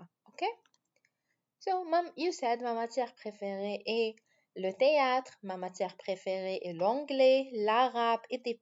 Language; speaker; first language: French; non-native, fluent; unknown